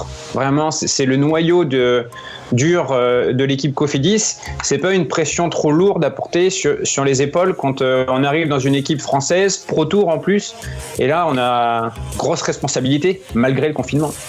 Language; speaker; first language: French; native; French